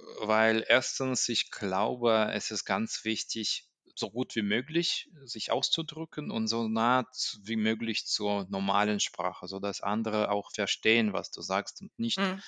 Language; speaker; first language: German; non-native, fluent; Russian